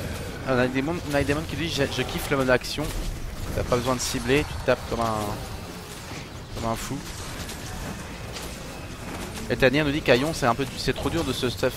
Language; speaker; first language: French; native; French